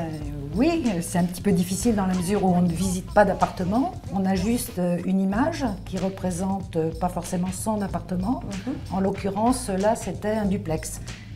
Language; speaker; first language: French; native; French